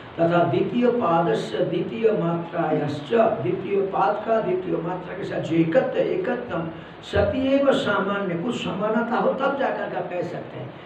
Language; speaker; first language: Hindi; non-native, local second language; Malayalam